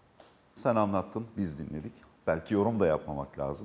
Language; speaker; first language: Turkish; native; Turkish